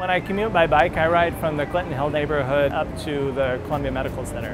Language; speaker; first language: English; native; English